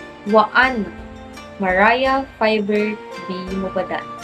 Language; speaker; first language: Arabic; non-native, learner; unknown